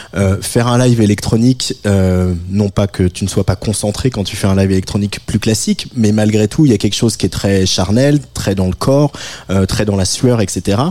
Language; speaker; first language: French; native; French